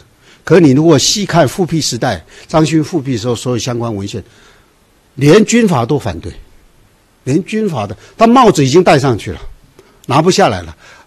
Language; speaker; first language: Chinese; native; Chinese